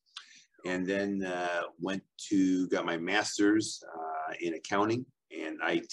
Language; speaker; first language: English; native; English